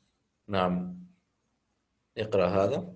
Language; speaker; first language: Arabic; non-native, fluent; Urdu